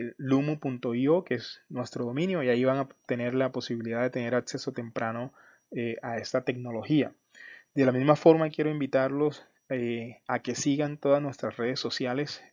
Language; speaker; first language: Spanish; native; Spanish